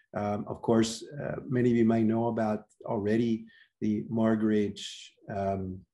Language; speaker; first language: English; native; English